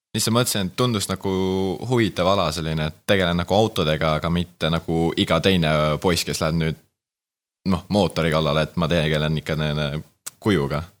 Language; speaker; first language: Estonian; native; Estonian